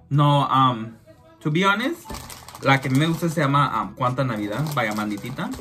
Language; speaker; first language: Spanish; early bilingual, heritage; Spanish